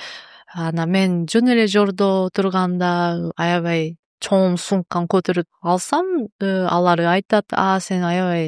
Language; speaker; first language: Kyrgyz; non-native, learner; Japanese